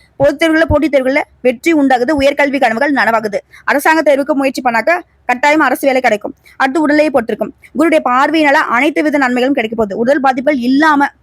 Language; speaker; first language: Tamil; native; Tamil